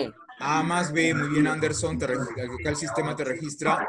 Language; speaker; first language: Spanish; native; Spanish